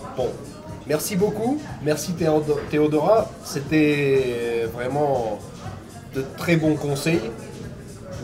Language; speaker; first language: French; non-native, fluent; Russian